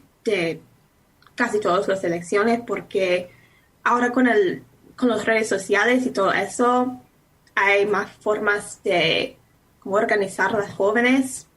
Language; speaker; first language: Spanish; non-native, fluent; English